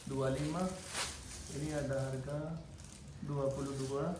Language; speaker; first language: Indonesian; non-native, learner; Urdu